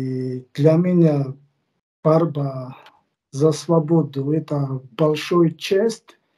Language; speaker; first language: Russian; non-native, fluent; Georgian